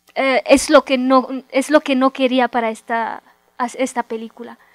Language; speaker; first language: Spanish; non-native, fluent; Romanian